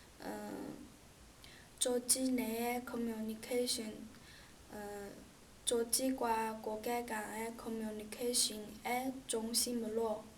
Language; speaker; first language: Korean; non-native, learner; Chinese